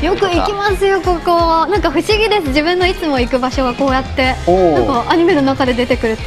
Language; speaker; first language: Japanese; native; Japanese